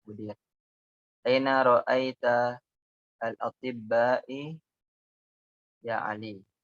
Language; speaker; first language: Arabic; non-native, fluent; Indonesian